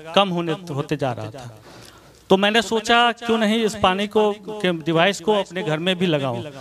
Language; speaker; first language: Hindi; native; Hindi